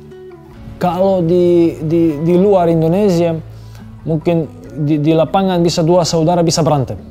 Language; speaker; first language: Indonesian; non-native, fluent; Serbian